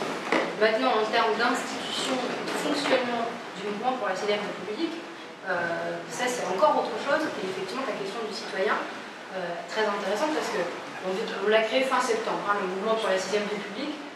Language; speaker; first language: French; native; French